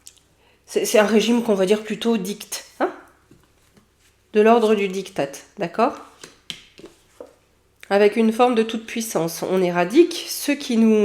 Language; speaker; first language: French; native; French